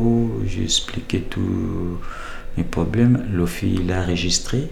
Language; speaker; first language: French; non-native, local second language; Lingala